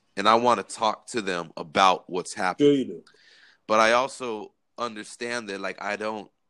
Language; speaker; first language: English; native; English